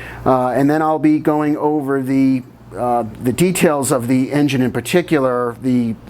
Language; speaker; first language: English; native; English